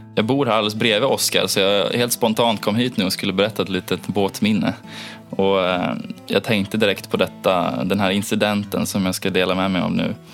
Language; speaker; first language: Swedish; native; Swedish